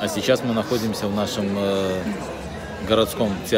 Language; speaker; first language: Russian; native; Russian